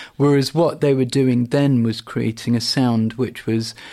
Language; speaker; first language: English; native; English